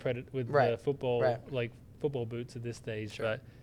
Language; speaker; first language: English; native; English